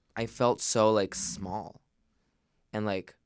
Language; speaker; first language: English; early bilingual, other home language; Spanish